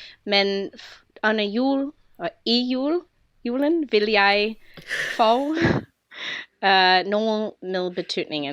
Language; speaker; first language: Danish; non-native, fluent; English